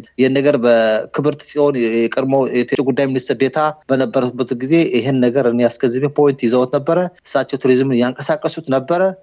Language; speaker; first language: Amharic; native; Amharic